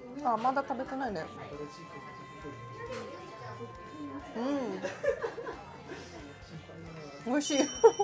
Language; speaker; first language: Japanese; non-native, fluent; Italian